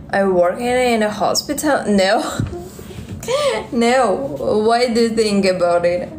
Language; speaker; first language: English; non-native, learner; Russian